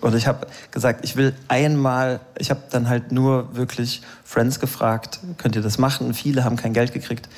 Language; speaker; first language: German; native; German